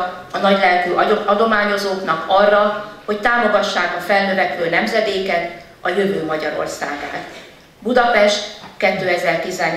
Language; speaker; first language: Hungarian; native; Hungarian